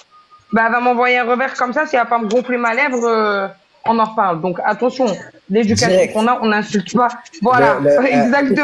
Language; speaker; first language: French; native; French